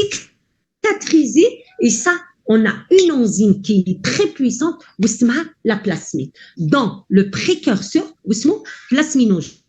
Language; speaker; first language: French; non-native, local second language; Arabic